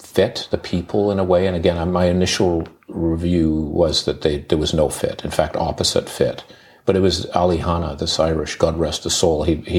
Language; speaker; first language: English; native; English